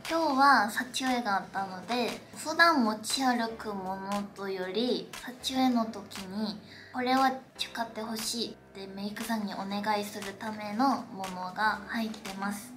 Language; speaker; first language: Japanese; non-native, fluent; Korean